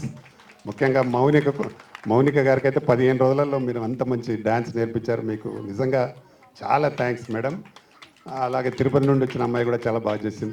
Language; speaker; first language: Telugu; native; Telugu